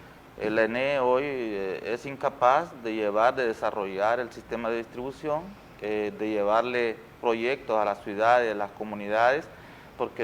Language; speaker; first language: Spanish; native; Spanish